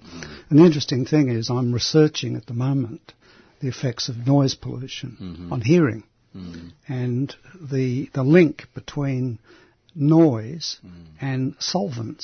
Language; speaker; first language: English; non-native, local second language; Greek